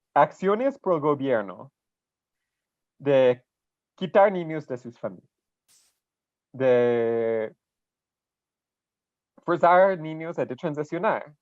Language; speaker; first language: Spanish; non-native, fluent; English